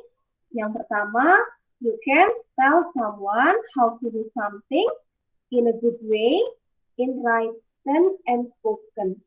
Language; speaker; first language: English; non-native, fluent; Indonesian